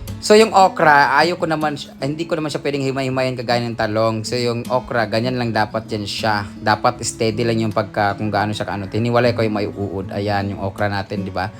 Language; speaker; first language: Filipino; non-native, local second language; Cebuano